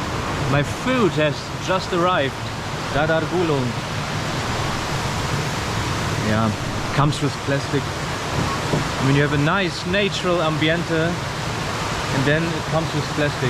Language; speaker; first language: English; non-native, fluent; German